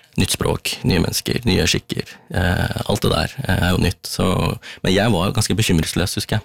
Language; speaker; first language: Norwegian; early bilingual, other home language; Tamil